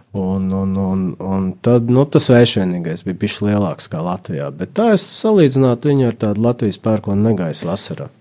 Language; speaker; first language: Latvian; native; Latvian